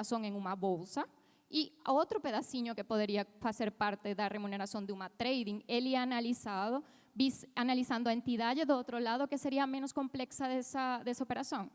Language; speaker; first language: Portuguese; non-native, fluent; Spanish